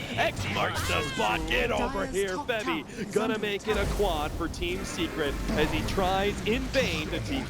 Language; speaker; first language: English; native; English